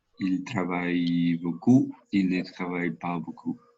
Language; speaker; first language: French; non-native, learner; Spanish